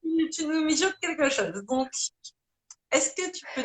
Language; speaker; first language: French; native; French